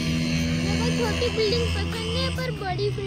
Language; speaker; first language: Hindi; native; Hindi